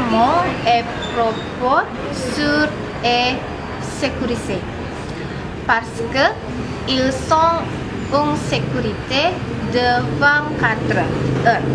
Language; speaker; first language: French; non-native, learner; Indonesian